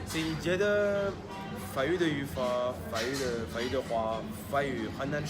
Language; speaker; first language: Chinese; non-native, learner; French